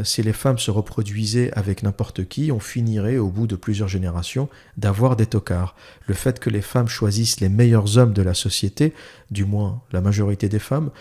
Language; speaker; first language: French; native; French